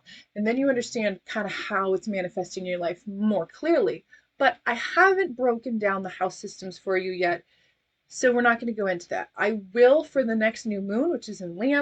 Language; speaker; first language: English; native; English